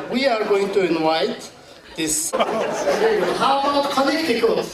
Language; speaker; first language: English; non-native, learner; Mongolian